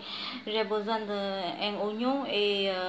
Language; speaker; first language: French; non-native, learner; Vietnamese